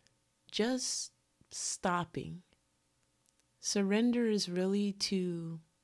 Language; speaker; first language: English; native; English